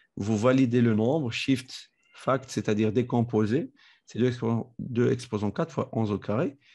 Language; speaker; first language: French; non-native, local second language; Arabic